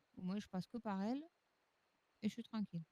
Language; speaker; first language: French; native; French